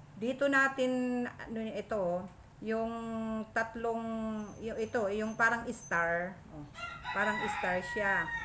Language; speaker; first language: Filipino; non-native, local second language; Masbatenyo